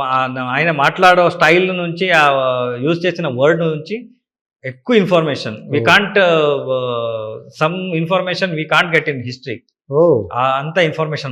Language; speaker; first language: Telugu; non-native, learner; Kannada